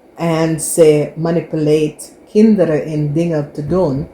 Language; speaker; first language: Dutch; non-native, fluent; English